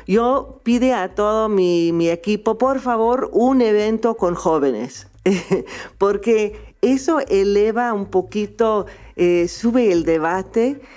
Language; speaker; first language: Spanish; non-native, fluent; English